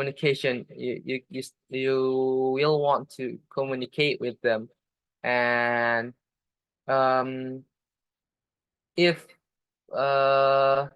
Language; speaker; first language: English; non-native, fluent; Indonesian